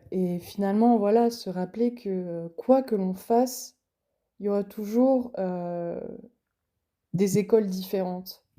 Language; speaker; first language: French; native; French